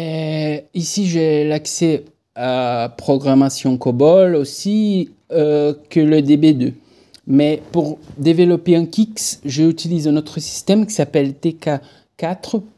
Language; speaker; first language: French; non-native, fluent; Portuguese